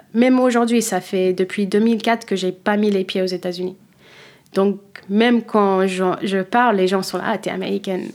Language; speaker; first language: French; non-native, fluent; Kabuverdianu